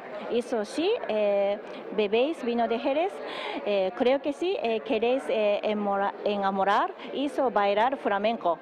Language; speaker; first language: Spanish; non-native, learner; Japanese